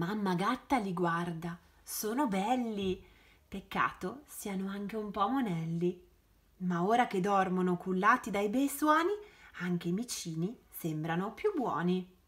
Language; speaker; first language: Italian; native; Italian